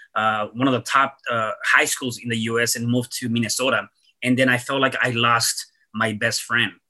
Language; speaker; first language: English; early bilingual, other home language; Spanish